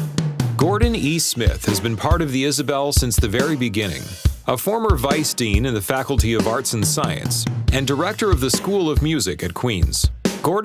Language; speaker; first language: English; native; English